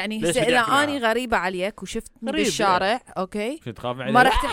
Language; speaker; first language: Arabic; early bilingual, heritage; Arabic